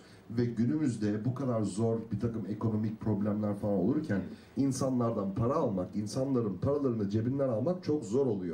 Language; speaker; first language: Turkish; native; Turkish